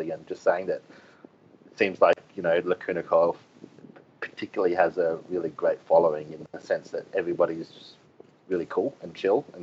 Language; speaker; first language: English; native; English